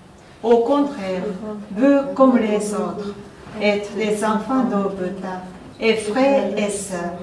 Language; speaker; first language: French; non-native, fluent; Japanese